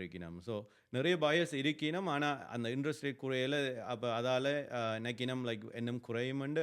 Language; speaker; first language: Tamil; early bilingual, other home language; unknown